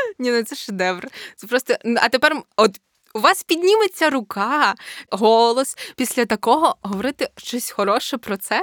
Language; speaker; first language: Ukrainian; native; Ukrainian